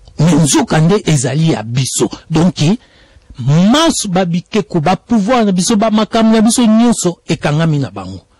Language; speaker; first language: Lingala; non-native, local second language; Kongo